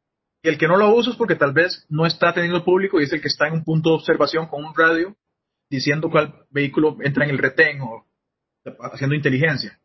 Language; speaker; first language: Spanish; native; Spanish